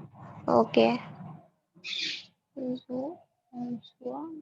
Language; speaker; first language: French; non-native, learner; Hindi